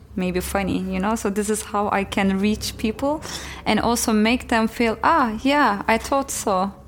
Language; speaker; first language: English; non-native, fluent; Turkish